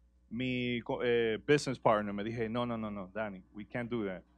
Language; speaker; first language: English; native; English